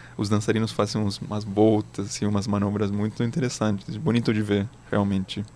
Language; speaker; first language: Portuguese; non-native, fluent; Spanish